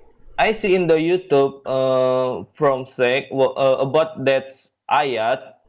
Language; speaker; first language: English; non-native, learner; Indonesian